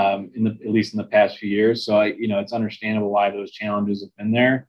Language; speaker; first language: English; native; English